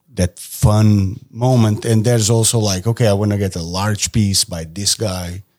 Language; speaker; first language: English; non-native, fluent; Portuguese